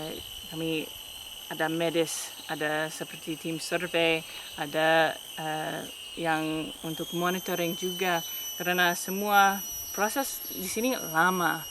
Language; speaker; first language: Indonesian; non-native, fluent; English